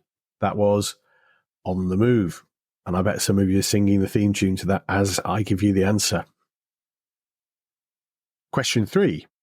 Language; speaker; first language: English; native; English